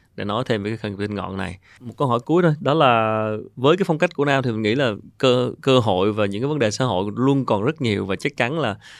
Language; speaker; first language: Vietnamese; native; Vietnamese